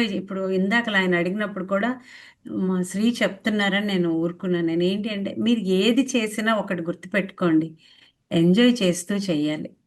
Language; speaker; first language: Telugu; native; Telugu